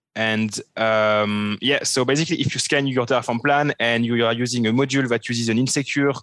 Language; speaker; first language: English; non-native, fluent; French